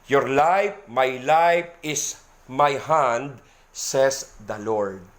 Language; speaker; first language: English; non-native, local second language; Filipino